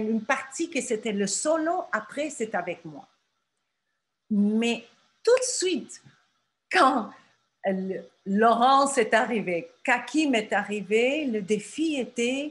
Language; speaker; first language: French; non-native, fluent; Turkish